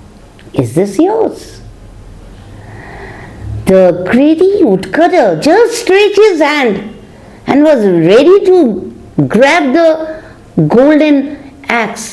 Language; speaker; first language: English; non-native, local second language; Bangla